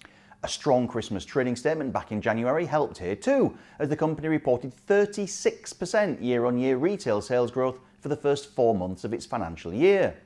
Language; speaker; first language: English; native; English